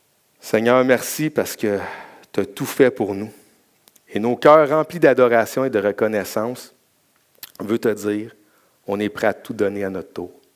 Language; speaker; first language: French; native; French